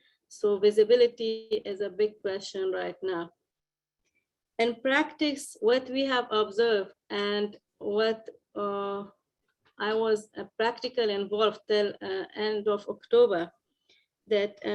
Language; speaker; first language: English; non-native, fluent; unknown